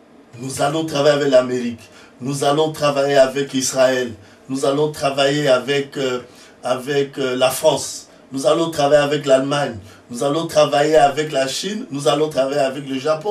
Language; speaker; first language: French; non-native, local second language; Lingala